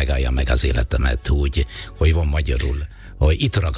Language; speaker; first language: Hungarian; non-native, fluent; Italian